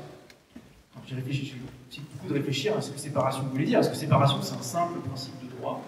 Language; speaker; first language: French; native; French